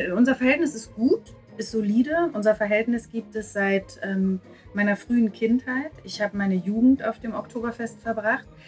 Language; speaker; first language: German; native; German